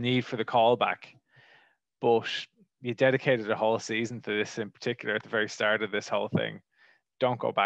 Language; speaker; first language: English; native; English